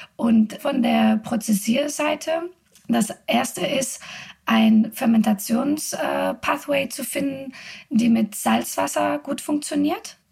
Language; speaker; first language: German; non-native, fluent; Spanish